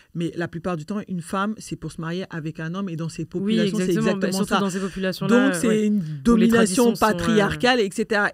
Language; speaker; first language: French; native; French